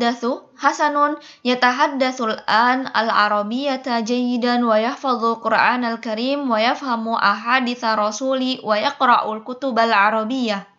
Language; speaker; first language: Arabic; non-native, fluent; Indonesian